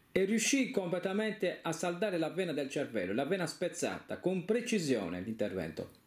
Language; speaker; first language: Italian; native; Italian